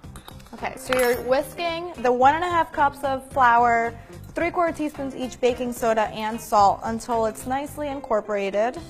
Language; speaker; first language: English; native; English